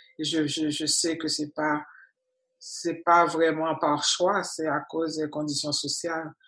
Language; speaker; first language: French; non-native, local second language; Haitian Creole